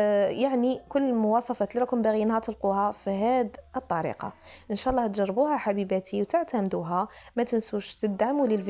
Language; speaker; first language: Arabic; native; Arabic